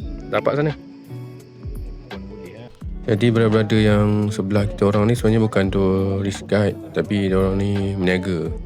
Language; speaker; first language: Malay; native; Malay